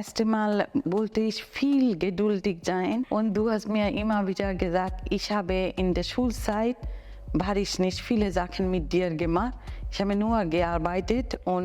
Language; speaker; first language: German; non-native, learner; Bangla